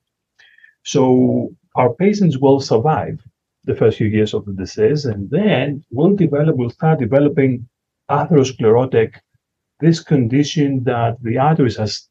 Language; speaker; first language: English; non-native, fluent; Greek